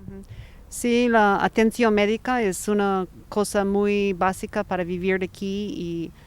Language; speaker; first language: Spanish; non-native, fluent; English